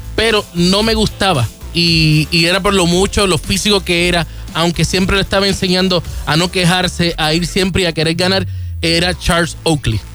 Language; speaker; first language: Spanish; native; Spanish